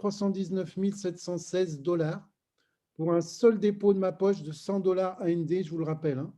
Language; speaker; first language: French; native; French